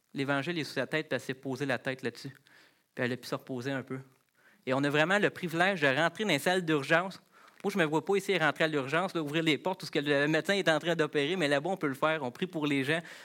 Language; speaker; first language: French; native; French